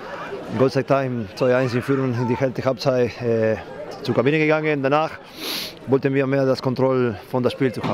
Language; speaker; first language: German; non-native, fluent; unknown